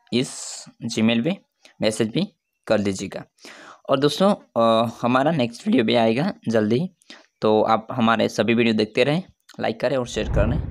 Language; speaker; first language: Hindi; non-native, local second language; Gujarati